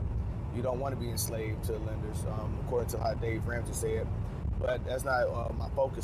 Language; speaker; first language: English; native; English